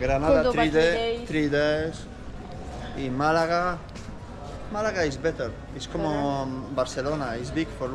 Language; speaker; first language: English; non-native, learner; French